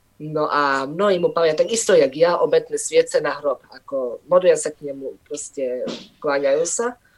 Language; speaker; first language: Slovak; non-native, local second language; Rusyn